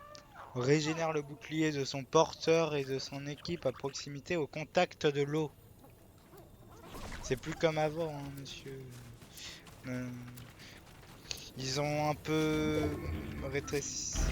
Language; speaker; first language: French; native; French